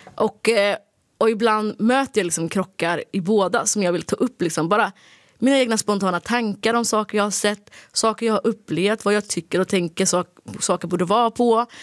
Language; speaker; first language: Swedish; early bilingual, other home language; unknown